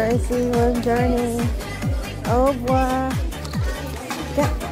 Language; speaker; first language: French; non-native, learner; Filipino